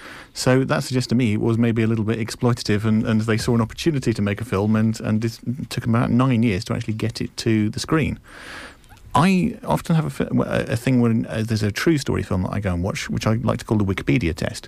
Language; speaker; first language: English; native; English